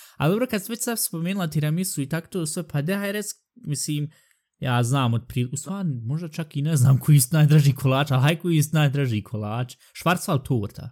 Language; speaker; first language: Bosnian; early bilingual, heritage; Bosnian